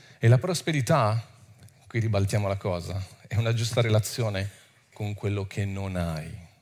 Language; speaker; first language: Italian; non-native, fluent; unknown